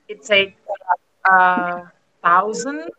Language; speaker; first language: English; non-native, learner; Indonesian